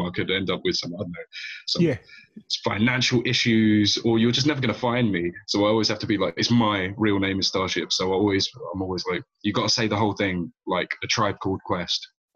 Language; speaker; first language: English; native; English